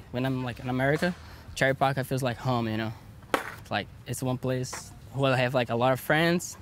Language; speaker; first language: English; non-native, learner; Portuguese